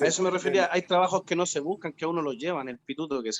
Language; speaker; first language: Spanish; native; Spanish